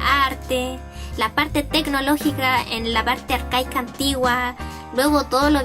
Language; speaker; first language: Spanish; native; Spanish